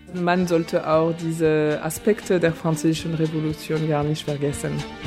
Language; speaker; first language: German; non-native, fluent; French